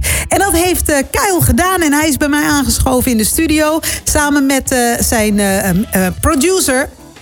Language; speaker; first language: Dutch; native; Dutch